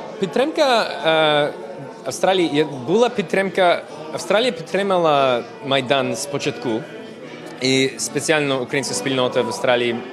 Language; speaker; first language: Ukrainian; early bilingual, heritage; Ukrainian